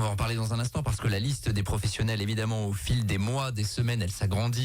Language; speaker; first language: French; native; French